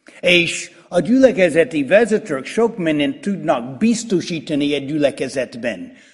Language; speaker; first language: Hungarian; non-native, fluent; English